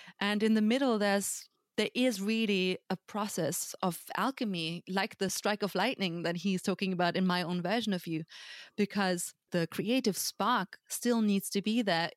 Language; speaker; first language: English; non-native, fluent; German